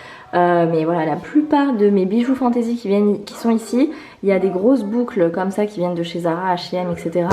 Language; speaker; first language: French; native; French